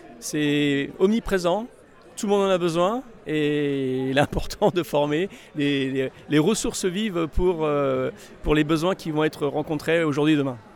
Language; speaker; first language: French; native; French